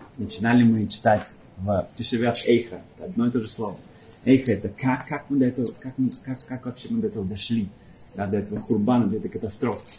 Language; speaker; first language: Russian; early bilingual, heritage; Russian